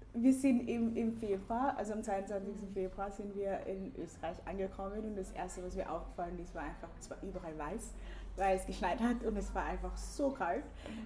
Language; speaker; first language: German; early bilingual, other home language; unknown